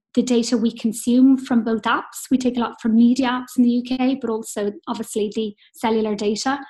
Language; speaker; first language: English; native; English